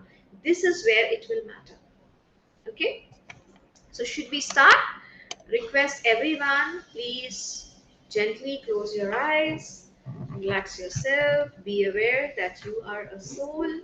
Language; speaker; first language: English; non-native, local second language; Hindi